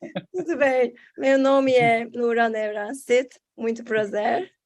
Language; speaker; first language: Portuguese; non-native, learner; Turkish